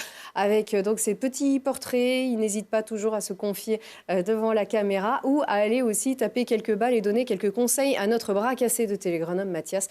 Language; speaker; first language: French; native; French